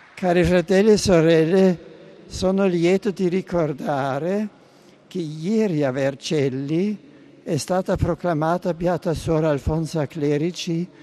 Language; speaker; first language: Italian; non-native, fluent; German